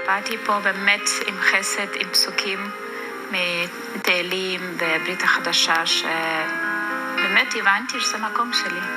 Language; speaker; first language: Hebrew; non-native, fluent; German